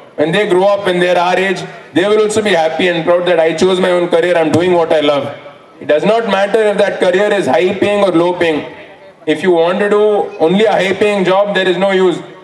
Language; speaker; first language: English; non-native, local second language; Kannada